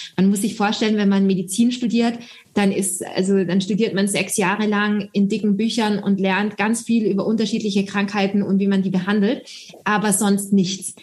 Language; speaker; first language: German; early bilingual, other home language; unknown